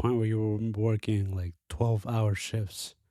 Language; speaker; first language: English; native; English